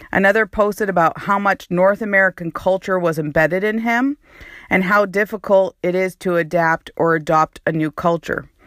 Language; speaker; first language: English; native; English